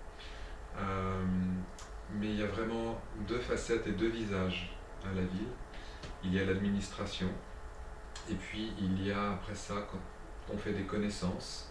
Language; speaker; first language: French; native; French